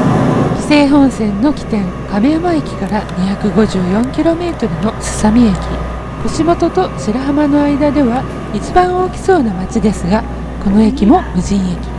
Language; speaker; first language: Japanese; native; Japanese